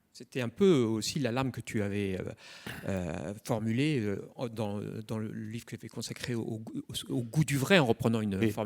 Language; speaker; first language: French; native; French